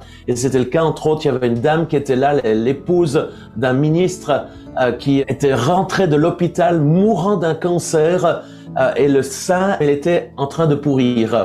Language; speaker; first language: French; native; French